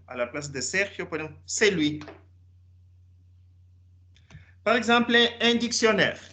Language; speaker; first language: French; non-native, fluent; Spanish